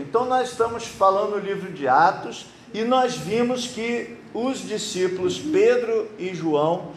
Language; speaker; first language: Portuguese; native; Portuguese